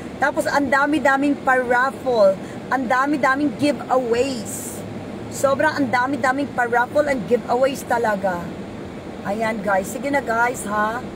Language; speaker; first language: Filipino; non-native, local second language; Cebuano